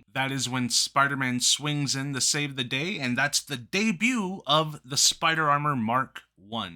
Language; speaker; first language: English; native; English